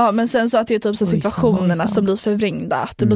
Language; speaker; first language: Swedish; native; Swedish